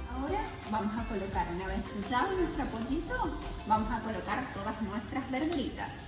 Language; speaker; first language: Spanish; native; Spanish